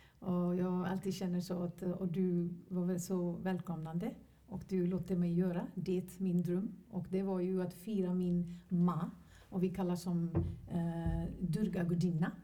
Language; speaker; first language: Swedish; non-native, fluent; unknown